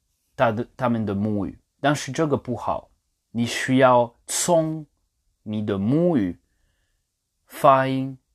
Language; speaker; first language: Chinese; non-native, learner; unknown